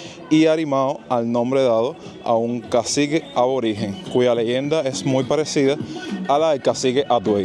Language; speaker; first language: Spanish; native; Spanish